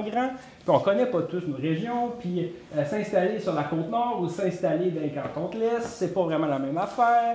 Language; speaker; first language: French; native; French